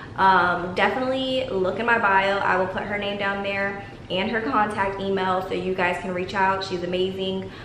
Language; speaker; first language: English; native; English